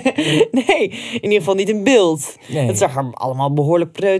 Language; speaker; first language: Dutch; native; Dutch